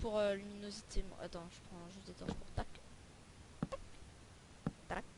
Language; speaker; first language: French; native; French